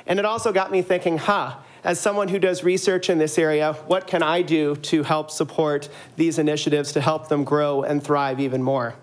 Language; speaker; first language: English; native; English